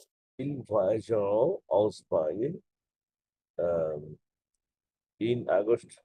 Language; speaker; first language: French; non-native, learner; Bangla